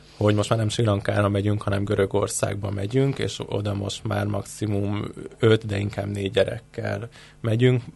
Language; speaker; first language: Hungarian; native; Hungarian